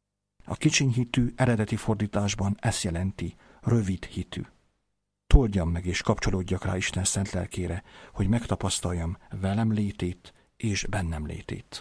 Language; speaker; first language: Hungarian; native; Hungarian